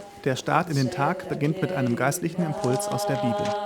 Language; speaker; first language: German; native; German